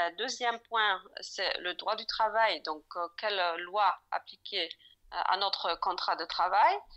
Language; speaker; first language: French; non-native, fluent; Polish